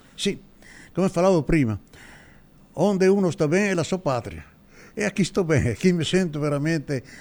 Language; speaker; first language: Portuguese; non-native, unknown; Italian